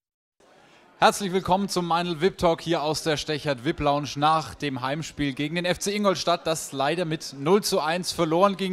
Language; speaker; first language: German; native; German